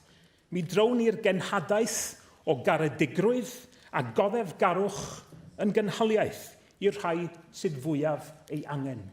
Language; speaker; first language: Welsh; native; Welsh